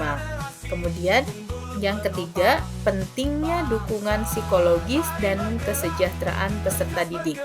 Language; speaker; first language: Indonesian; native; Indonesian